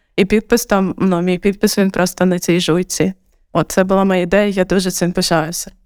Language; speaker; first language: Ukrainian; non-native, local second language; Russian